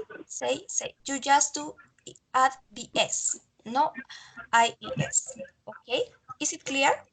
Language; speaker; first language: English; non-native, learner; Spanish